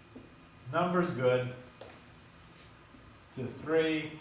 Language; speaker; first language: English; native; English